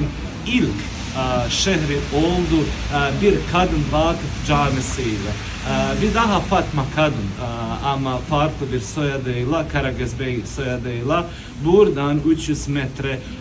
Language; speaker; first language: Turkish; non-native, fluent; Bosnian